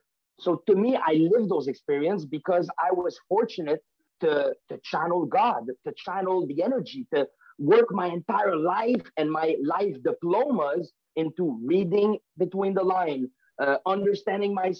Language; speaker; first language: English; non-native, fluent; French